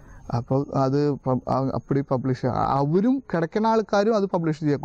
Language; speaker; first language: Tamil; non-native, learner; Malayalam